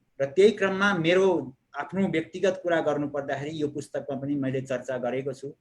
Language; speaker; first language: Nepali; native; Nepali